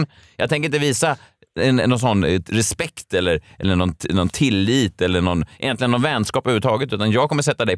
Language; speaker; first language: Swedish; native; Swedish